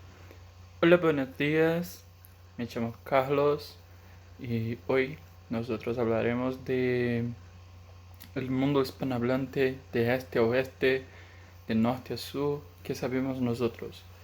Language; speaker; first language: Spanish; non-native, learner; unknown